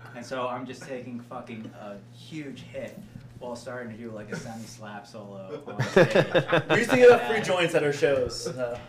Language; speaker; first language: English; native; English